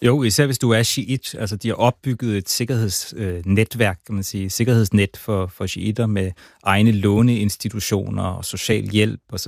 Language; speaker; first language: Danish; native; Danish